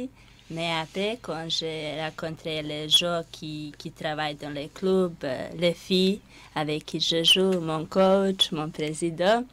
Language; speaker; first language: French; non-native, fluent; Serbian